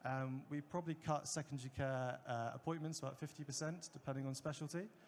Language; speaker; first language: English; native; English